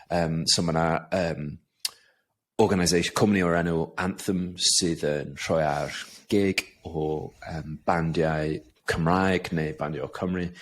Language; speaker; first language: Welsh; non-native, local second language; English